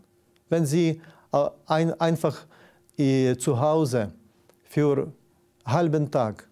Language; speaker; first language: German; non-native, fluent; Ukrainian